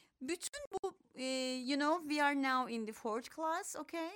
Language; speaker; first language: English; non-native, fluent; Turkish